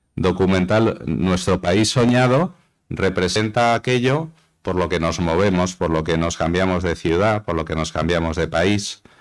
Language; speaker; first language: Spanish; native; Spanish